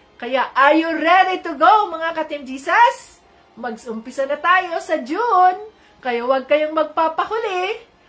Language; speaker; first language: Filipino; native; Filipino